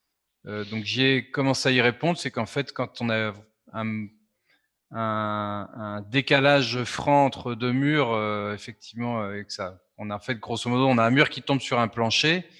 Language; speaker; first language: French; native; French